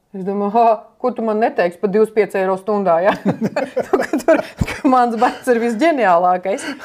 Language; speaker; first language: Latvian; non-native, local second language; Russian